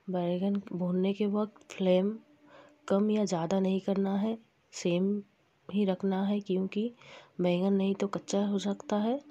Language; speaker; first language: Hindi; non-native, local second language; Bangla